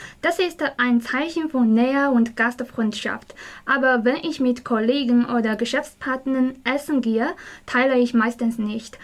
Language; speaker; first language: German; non-native, learner; Chinese